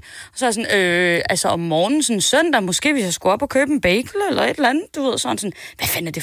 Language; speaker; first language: Danish; native; Danish